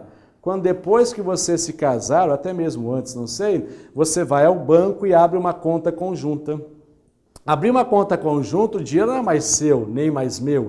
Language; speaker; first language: Portuguese; native; Portuguese